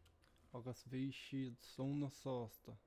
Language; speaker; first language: Irish; non-native, learner; English